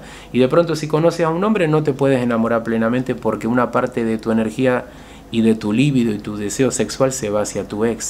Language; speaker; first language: Spanish; native; Spanish